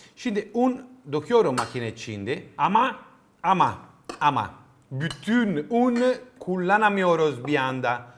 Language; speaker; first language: Turkish; non-native, learner; Italian